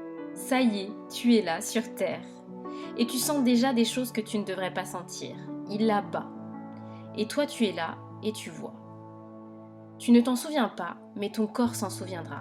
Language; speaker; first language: French; native; French